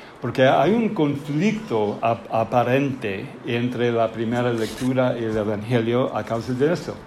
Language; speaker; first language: Spanish; non-native, fluent; English